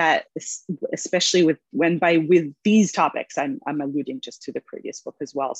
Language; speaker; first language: English; non-native, fluent; Hebrew